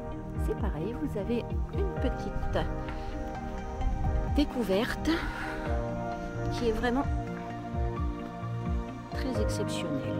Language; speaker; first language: French; native; French